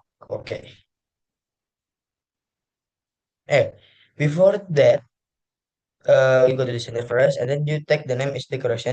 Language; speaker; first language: English; non-native, learner; Indonesian